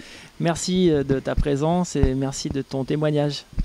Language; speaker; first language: French; native; French